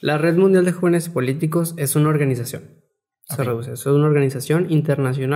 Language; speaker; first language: Spanish; native; Spanish